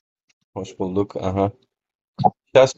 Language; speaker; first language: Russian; non-native, local second language; Turkmen